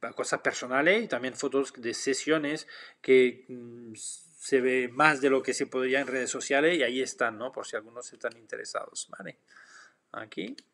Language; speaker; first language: Spanish; non-native, fluent; French